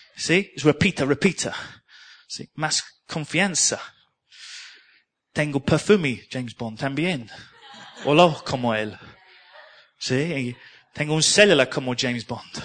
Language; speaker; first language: Spanish; non-native, learner; English